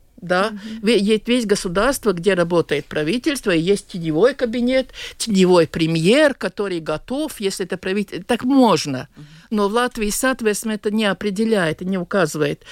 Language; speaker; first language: Russian; non-native, local second language; Latvian